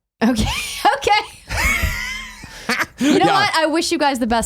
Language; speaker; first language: English; native; English